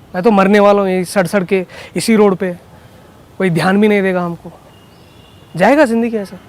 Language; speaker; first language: Hindi; non-native, local second language; Telugu